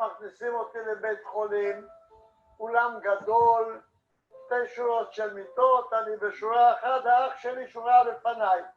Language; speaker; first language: Hebrew; non-native, fluent; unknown